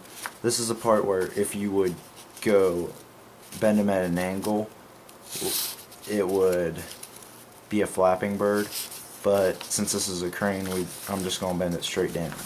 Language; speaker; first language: English; native; English